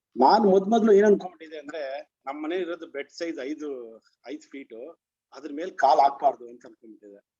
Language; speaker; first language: Kannada; native; Kannada